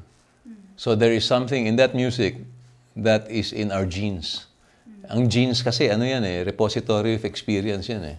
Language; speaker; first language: English; non-native, local second language; Filipino